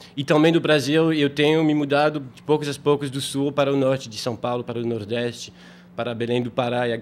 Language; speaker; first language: Portuguese; non-native, fluent; French